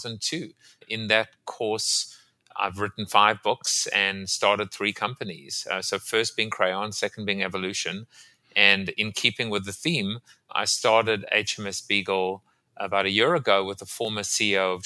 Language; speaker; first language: English; native; English